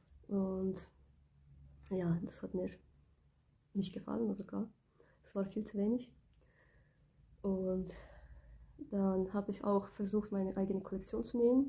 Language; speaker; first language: German; early bilingual, other home language; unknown